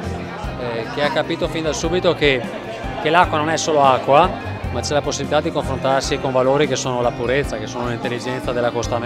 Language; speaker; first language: Italian; native; Italian